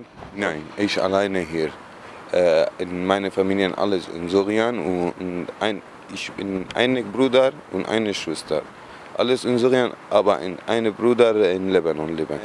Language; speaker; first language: German; non-native, learner; Arabic